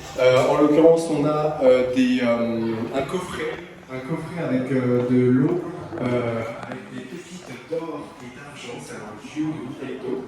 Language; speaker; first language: French; native; French